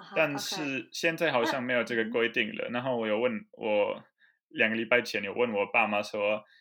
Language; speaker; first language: Chinese; non-native, fluent; German